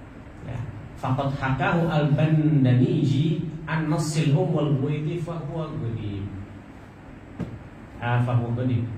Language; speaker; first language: Arabic; non-native, fluent; Malay